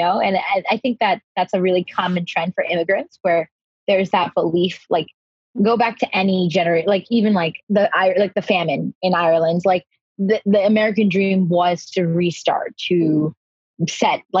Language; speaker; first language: English; native; English